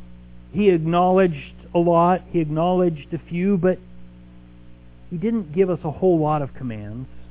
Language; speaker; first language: English; native; English